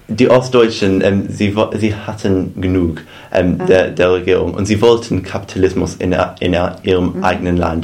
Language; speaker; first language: German; non-native, fluent; English